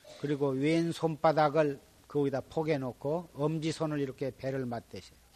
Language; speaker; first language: Korean; native; Korean